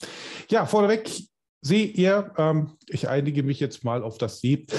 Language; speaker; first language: German; native; German